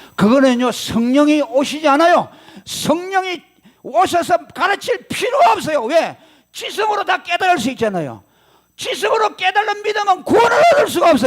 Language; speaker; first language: Korean; native; Korean